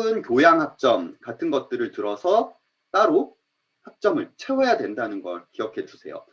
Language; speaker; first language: Korean; native; Korean